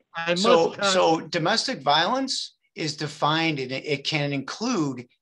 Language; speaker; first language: English; native; English